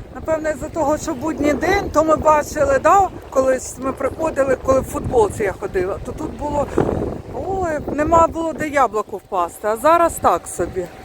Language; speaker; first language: Ukrainian; non-native, local second language; Russian